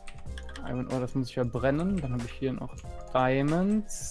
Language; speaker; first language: German; native; German